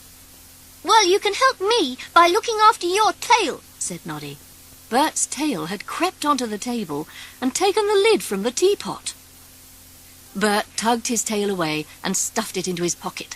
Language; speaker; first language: English; native; English